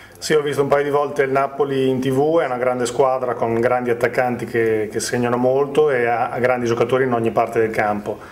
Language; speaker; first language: Italian; non-native, fluent; Swedish